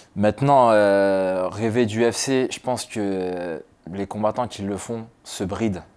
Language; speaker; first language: French; native; French